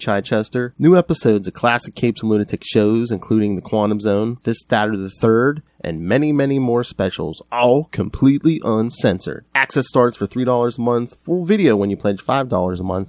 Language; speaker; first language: English; native; English